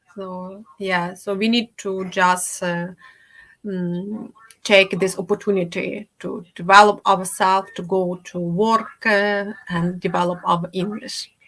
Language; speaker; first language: English; non-native, fluent; Ukrainian